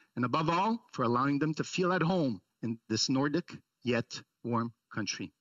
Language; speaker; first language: English; early bilingual, other home language; Italian